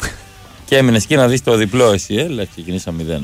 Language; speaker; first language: Greek; native; Greek